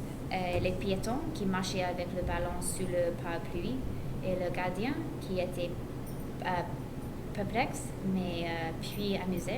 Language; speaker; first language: French; non-native, learner; English